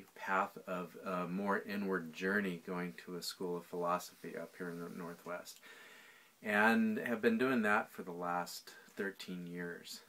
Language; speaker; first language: English; native; English